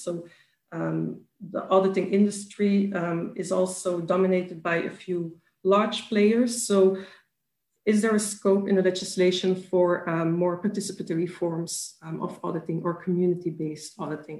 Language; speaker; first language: English; non-native, fluent; Dutch